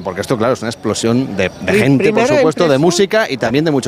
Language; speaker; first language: Spanish; native; Spanish